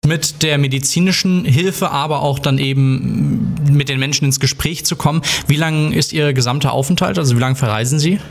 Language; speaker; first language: German; native; German